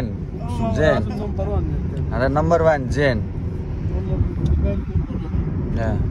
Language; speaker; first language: Arabic; non-native, learner; Nepali